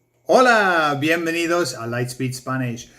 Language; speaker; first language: Spanish; non-native, fluent; English